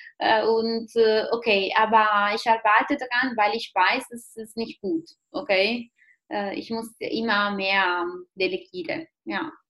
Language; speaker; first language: German; non-native, fluent; Italian